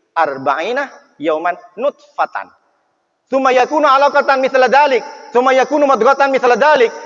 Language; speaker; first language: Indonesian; non-native, local second language; Madurese